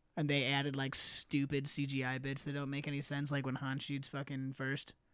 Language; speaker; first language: English; native; English